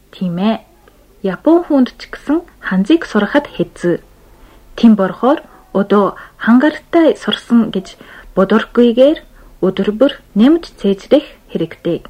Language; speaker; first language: Mongolian; non-native, fluent; Japanese